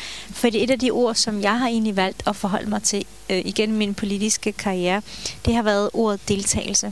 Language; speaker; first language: Danish; early bilingual, other home language; Turkish